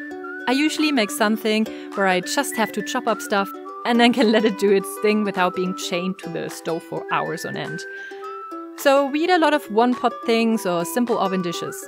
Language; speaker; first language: English; non-native, fluent; German